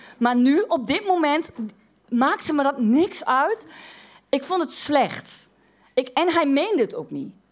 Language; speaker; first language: Dutch; native; Dutch